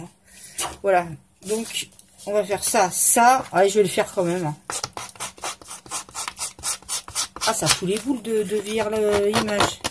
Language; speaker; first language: French; native; French